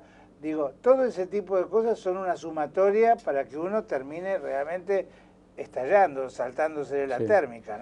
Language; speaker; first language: Spanish; native; Spanish